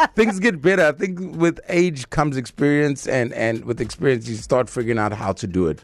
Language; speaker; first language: English; native; English